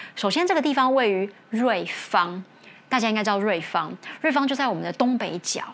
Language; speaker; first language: Chinese; non-native, local second language; Min Nan Chinese